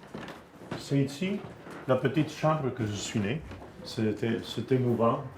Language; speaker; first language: French; non-native, fluent; Spanish